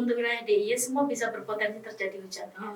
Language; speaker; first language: Indonesian; native; Indonesian